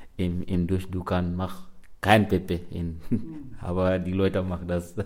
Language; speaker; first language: German; non-native, learner; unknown